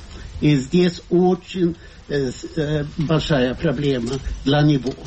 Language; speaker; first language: Russian; non-native, fluent; Swedish